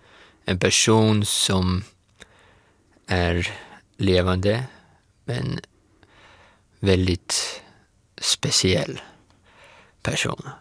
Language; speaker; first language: Swedish; non-native, fluent; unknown